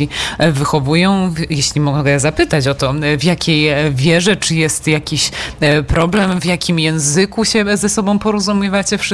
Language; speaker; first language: Polish; native; Polish